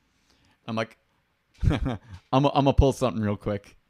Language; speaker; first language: English; native; English